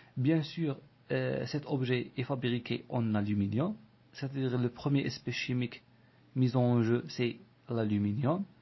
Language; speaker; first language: French; non-native, local second language; Arabic